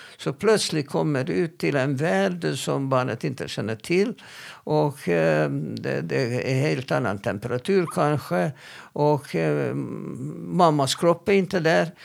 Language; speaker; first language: Swedish; non-native, fluent; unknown